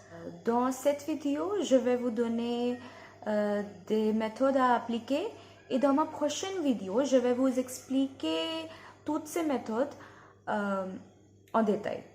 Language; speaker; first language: French; non-native, learner; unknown